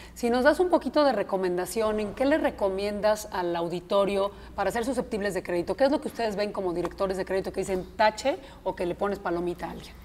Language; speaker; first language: Spanish; native; Spanish